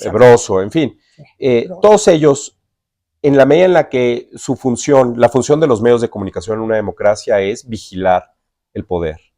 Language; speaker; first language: Spanish; native; Spanish